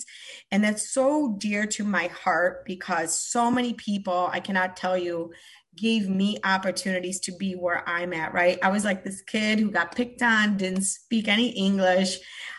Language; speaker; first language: English; early bilingual, other home language; Polish